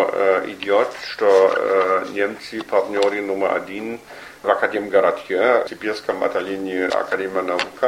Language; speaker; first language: Russian; non-native, fluent; German